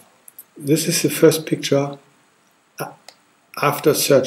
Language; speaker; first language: English; non-native, learner; German